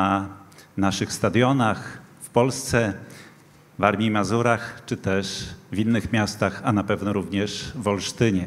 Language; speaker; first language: Polish; native; Polish